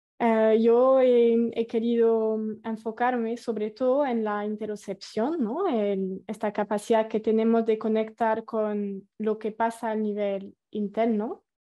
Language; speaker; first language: Spanish; non-native, fluent; French